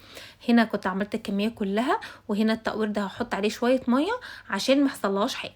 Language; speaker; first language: Arabic; native; Arabic